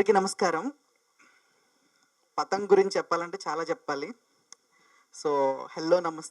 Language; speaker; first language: Telugu; native; Telugu